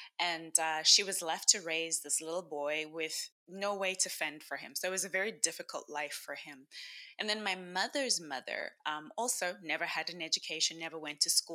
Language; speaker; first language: English; non-native, local second language; Shona